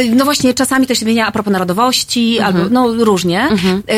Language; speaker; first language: Polish; native; Polish